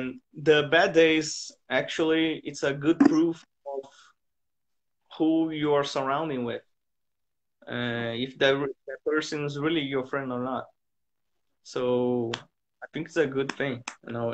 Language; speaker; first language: English; non-native, fluent; Portuguese